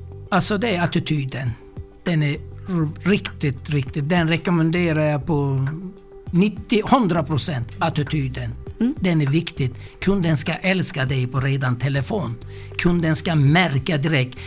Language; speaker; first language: Swedish; non-native, fluent; Turkish